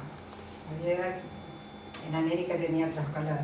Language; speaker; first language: Spanish; early bilingual, other home language; Italian